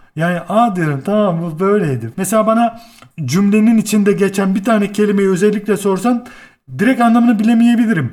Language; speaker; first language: Turkish; native; Turkish